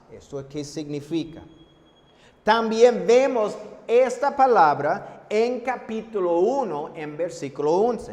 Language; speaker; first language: Spanish; non-native, fluent; English